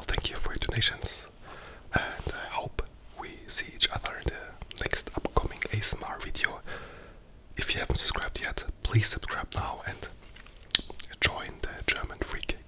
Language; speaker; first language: English; non-native, fluent; German